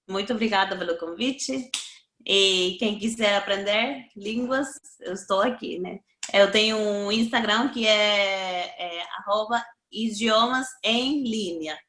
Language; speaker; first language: Portuguese; non-native, fluent; Spanish